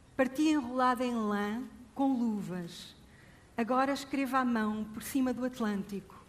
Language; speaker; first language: Portuguese; native; Portuguese